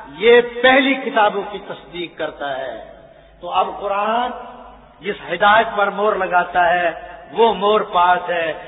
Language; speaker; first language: Urdu; non-native, local second language; Punjabi